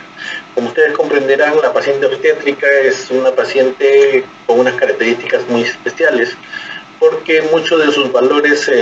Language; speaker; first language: Spanish; native; Spanish